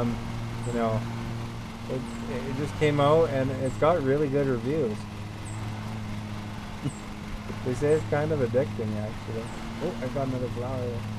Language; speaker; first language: English; native; English